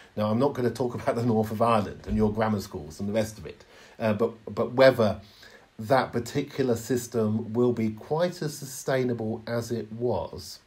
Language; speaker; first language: English; native; English